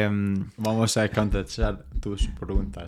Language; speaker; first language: Spanish; non-native, fluent; English